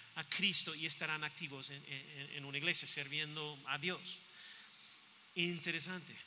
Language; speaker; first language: Spanish; non-native, fluent; English